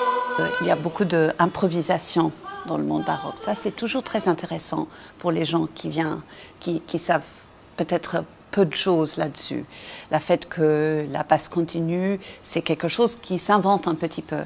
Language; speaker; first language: French; non-native, fluent; English